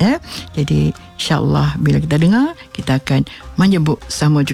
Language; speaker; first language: Malay; native; Malay